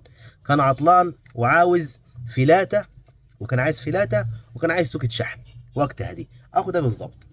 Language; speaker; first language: Arabic; native; Arabic